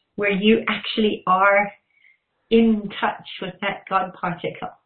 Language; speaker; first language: English; native; English